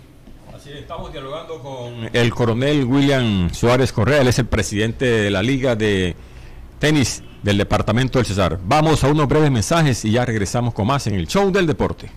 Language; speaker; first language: Spanish; native; Spanish